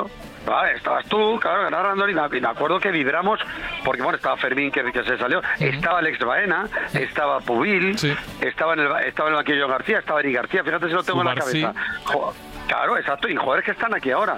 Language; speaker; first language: Spanish; native; Spanish